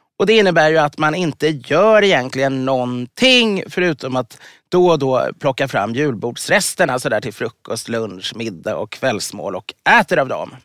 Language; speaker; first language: Swedish; native; Swedish